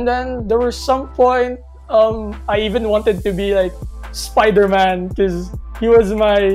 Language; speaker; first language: English; non-native, local second language; Cebuano